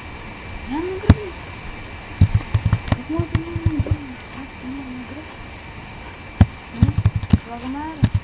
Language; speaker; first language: Bulgarian; native; Bulgarian